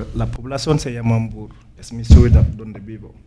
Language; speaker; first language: Spanish; non-native, learner; Wolof